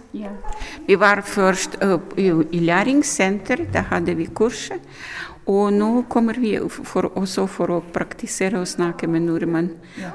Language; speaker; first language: Norwegian; non-native, learner; Ukrainian